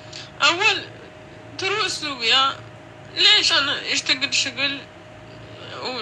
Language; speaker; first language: Arabic; non-native, learner; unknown